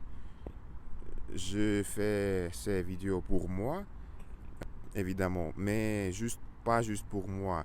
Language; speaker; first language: French; non-native, learner; Russian